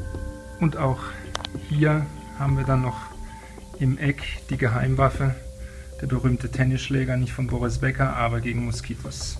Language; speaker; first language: German; native; German